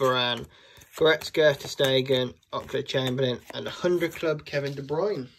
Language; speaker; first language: English; native; English